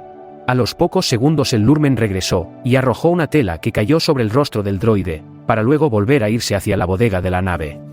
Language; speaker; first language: Spanish; native; Spanish